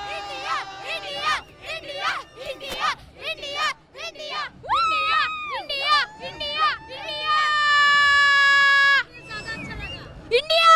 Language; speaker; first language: Hindi; non-native, fluent; Bangla